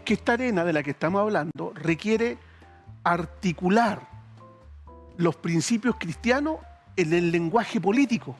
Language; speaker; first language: Spanish; native; Spanish